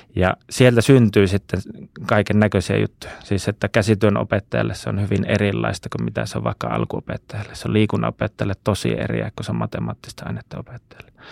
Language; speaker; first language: Finnish; native; Finnish